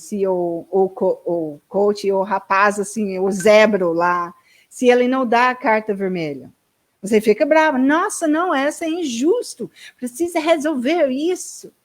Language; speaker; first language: Portuguese; non-native, learner; English